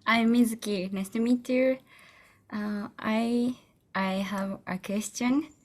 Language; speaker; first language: English; non-native, learner; Japanese